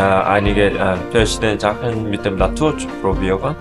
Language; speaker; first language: German; non-native, learner; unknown